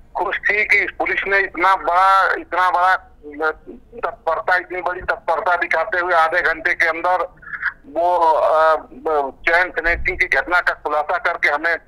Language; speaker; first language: Hindi; native; Hindi